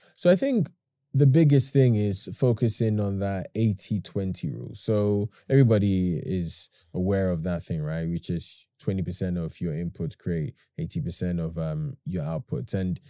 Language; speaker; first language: English; native; English